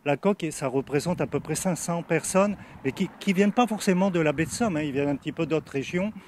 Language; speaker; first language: French; native; French